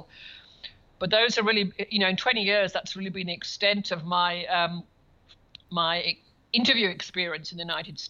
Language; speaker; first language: English; native; English